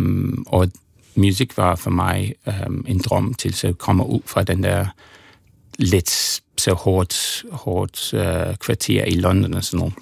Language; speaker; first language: Danish; non-native, learner; English